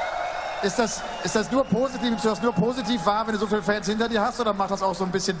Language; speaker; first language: German; native; German